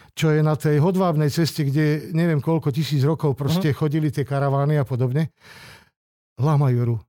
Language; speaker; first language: Slovak; non-native, local second language; Hungarian